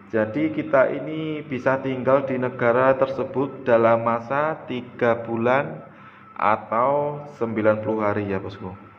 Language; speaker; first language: Indonesian; native; Indonesian